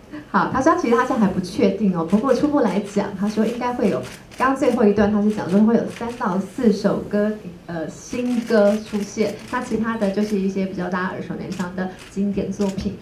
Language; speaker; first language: Chinese; native; Chinese